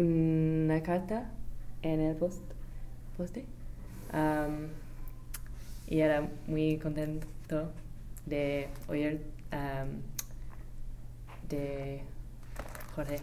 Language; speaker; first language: Spanish; non-native, learner; English